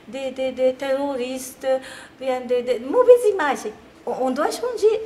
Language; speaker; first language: French; non-native, fluent; Japanese